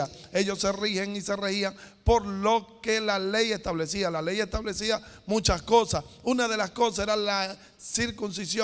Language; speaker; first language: Spanish; native; Spanish